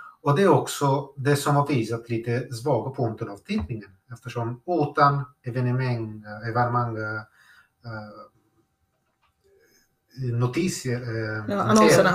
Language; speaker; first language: Swedish; non-native, fluent; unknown